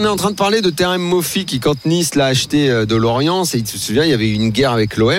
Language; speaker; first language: French; native; French